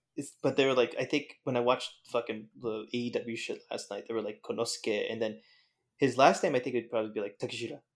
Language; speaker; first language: English; native; English